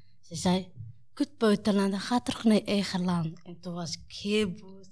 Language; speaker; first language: Dutch; non-native, learner; Somali